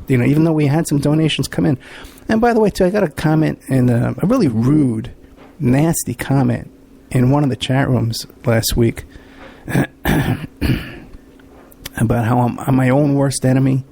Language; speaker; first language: English; native; English